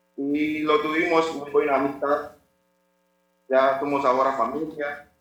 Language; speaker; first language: Spanish; non-native, learner; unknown